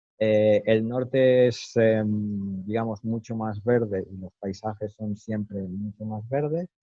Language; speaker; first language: Spanish; native; Spanish